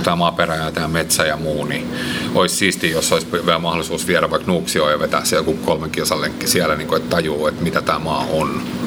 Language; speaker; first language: Finnish; native; Finnish